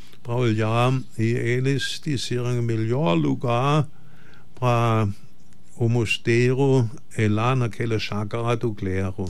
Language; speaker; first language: Portuguese; non-native, fluent; German